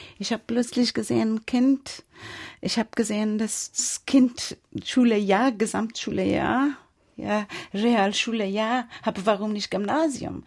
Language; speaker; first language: German; non-native, fluent; Persian